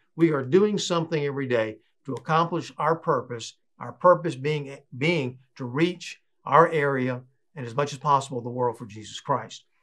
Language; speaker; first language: English; native; English